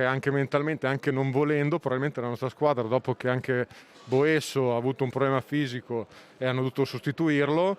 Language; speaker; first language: Italian; native; Italian